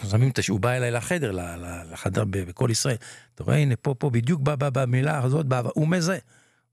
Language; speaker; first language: Hebrew; non-native, local second language; Ladino